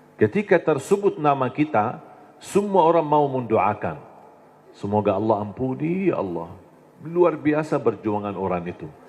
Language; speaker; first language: Indonesian; non-native, fluent; Arabic